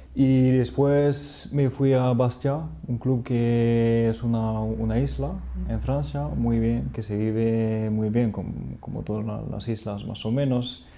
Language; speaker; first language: Spanish; non-native, fluent; French